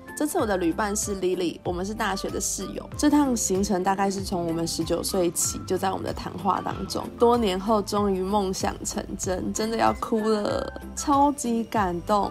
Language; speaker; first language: Chinese; native; Chinese